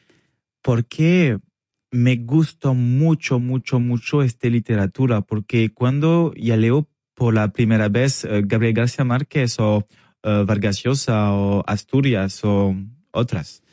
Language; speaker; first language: Spanish; non-native, learner; French